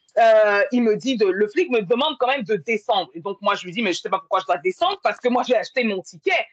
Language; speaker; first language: French; native; French